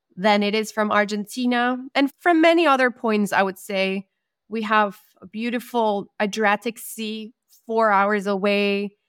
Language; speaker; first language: English; non-native, fluent; Spanish